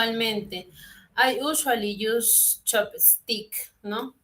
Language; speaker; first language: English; non-native, learner; Spanish